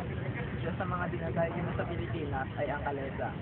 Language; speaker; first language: Filipino; native; Filipino